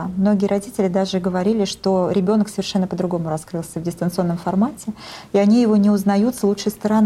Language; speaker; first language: Russian; native; Russian